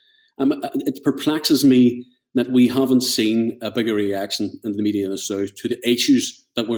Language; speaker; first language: English; native; English